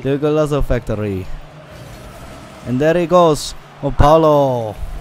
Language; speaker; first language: English; non-native, learner; Dutch